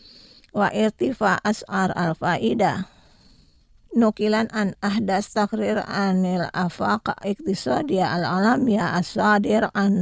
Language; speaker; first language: Arabic; non-native, fluent; Indonesian